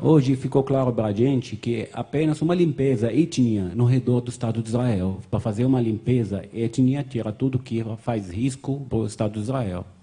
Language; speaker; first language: Portuguese; non-native, fluent; Arabic